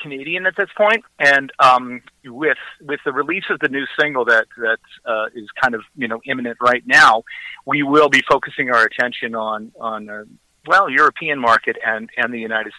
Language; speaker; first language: English; native; English